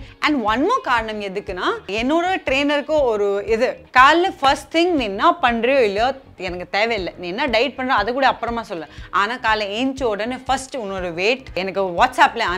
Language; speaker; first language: Tamil; non-native, local second language; Assamese